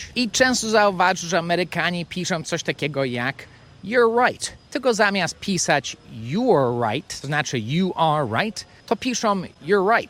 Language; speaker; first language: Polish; non-native, fluent; English